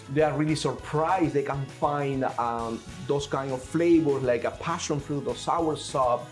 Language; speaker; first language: English; non-native, learner; Spanish